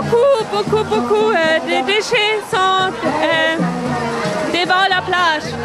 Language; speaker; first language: French; non-native, fluent; German